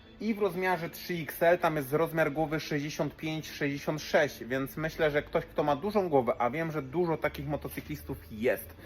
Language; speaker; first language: Polish; native; Polish